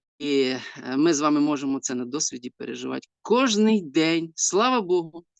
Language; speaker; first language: Ukrainian; native; Ukrainian